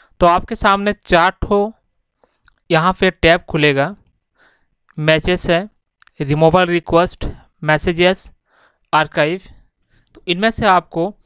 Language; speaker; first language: Hindi; non-native, local second language; Bangla